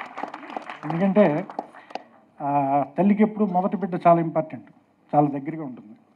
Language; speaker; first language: Telugu; native; Telugu